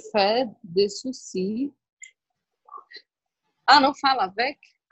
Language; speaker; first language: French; non-native, learner; Portuguese